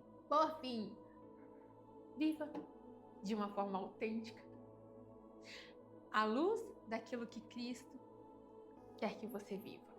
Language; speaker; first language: Portuguese; native; Portuguese